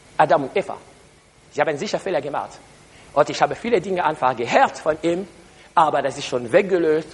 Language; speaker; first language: German; non-native, learner; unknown